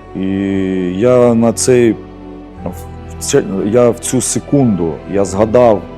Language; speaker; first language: Ukrainian; early bilingual, other home language; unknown